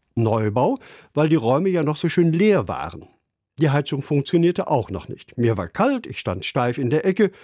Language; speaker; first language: German; native; German